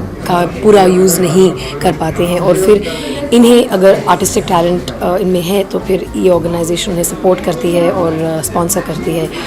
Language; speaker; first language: Hindi; native; Hindi